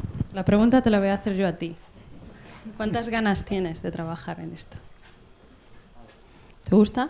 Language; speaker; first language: Spanish; native; Spanish